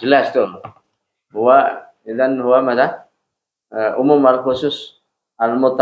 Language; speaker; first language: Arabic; non-native, fluent; Indonesian